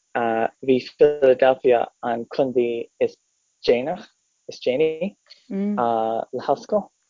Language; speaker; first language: Irish; non-native, learner; English